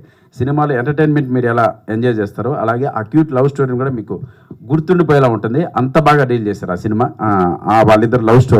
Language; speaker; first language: Telugu; native; Telugu